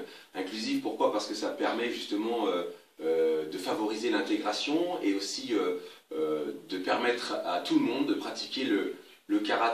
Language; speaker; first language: French; native; French